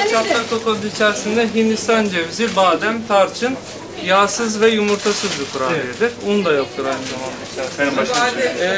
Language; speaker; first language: Turkish; native; Turkish